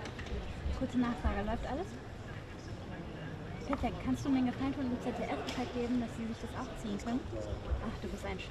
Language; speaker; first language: German; native; German